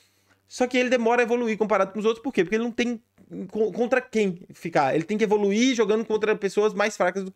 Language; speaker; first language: Portuguese; native; Portuguese